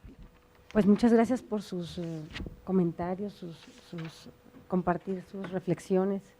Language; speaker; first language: Spanish; native; Spanish